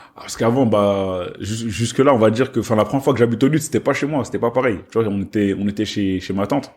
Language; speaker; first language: French; early bilingual, other home language; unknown